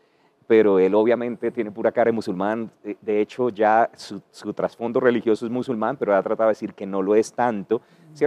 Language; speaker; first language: Spanish; native; Spanish